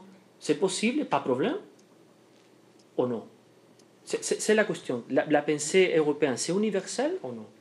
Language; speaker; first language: French; non-native, fluent; Spanish